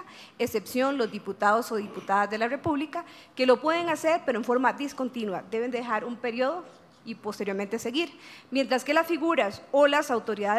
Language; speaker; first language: Spanish; native; Spanish